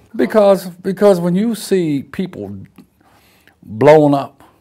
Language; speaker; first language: English; native; English